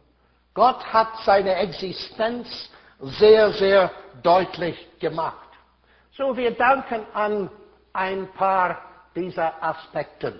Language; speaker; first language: German; non-native, fluent; English